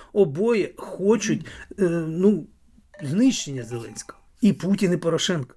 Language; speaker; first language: Ukrainian; native; Ukrainian